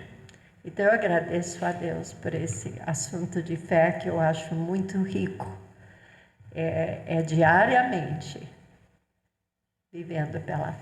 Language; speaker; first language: Portuguese; non-native, fluent; English